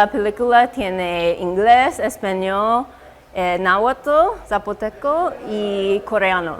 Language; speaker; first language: Spanish; non-native, fluent; English